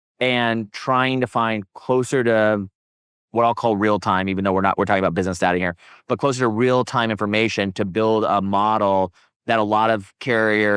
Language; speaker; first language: English; native; English